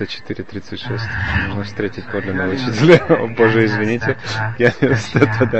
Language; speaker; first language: Russian; native; Russian